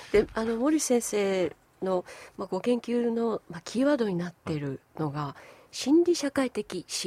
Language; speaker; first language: Japanese; native; Japanese